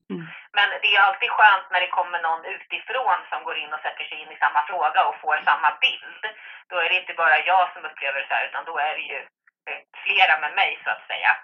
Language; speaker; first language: Swedish; native; Swedish